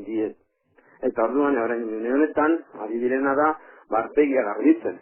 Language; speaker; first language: Basque; native; Basque